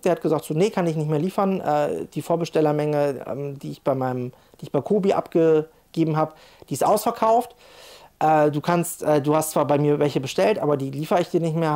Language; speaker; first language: German; native; German